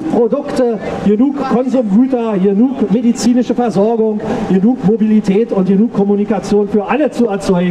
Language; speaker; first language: German; native; German